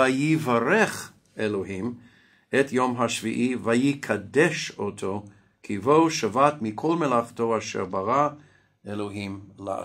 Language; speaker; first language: Hebrew; non-native, fluent; English